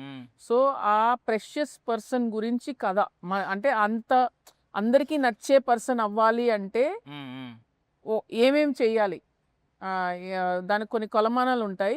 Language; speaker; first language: Telugu; native; Telugu